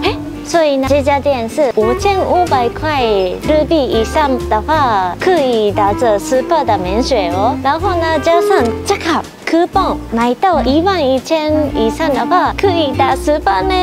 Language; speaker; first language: Chinese; non-native, fluent; Japanese